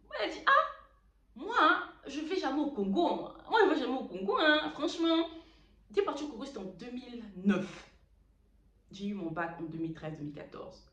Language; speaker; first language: French; early bilingual, other home language; Lingala